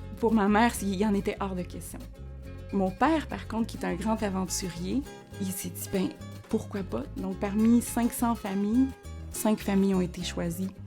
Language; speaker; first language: French; early bilingual, other home language; Spanish